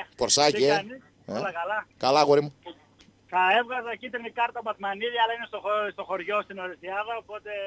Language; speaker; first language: Greek; native; Greek